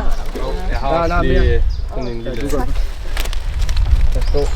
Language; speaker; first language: Danish; early bilingual, other home language; Tamil